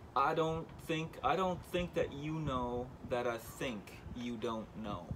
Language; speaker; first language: English; native; English